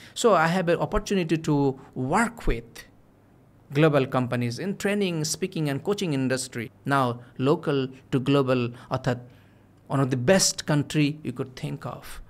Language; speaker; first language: English; non-native, local second language; Bangla